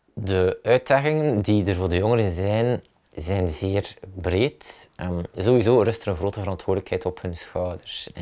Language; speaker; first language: Dutch; native; Dutch